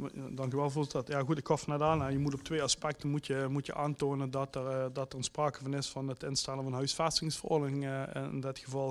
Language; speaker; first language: Dutch; native; Dutch